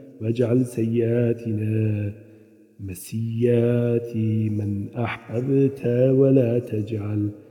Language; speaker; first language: Arabic; non-native, fluent; Turkish